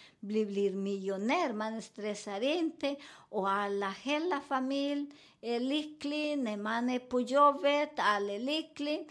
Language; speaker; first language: Swedish; non-native, fluent; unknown